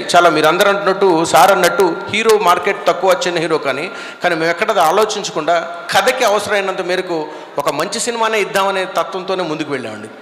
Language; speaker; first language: Telugu; native; Telugu